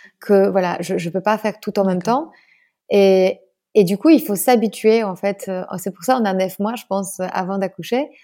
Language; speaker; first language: French; non-native, fluent; Polish